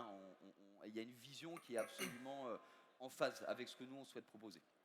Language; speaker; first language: French; native; French